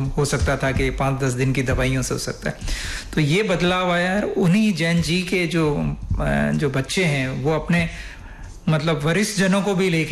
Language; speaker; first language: Hindi; non-native, local second language; Rajasthani